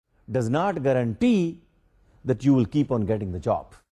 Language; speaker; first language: English; non-native, local second language; Urdu